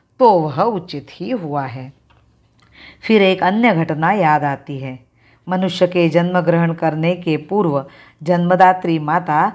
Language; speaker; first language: Hindi; non-native, local second language; Marathi